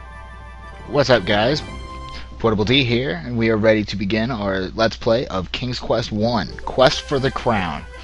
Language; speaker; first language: English; native; English